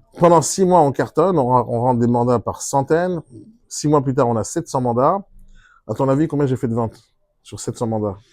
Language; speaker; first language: French; non-native, fluent; Hebrew